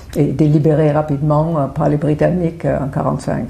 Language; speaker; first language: French; non-native, fluent; German